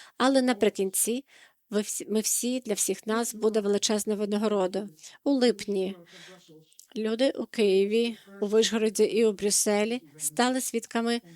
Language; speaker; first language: Ukrainian; non-native, fluent; Dutch